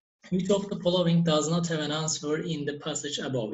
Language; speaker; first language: English; non-native, fluent; Turkish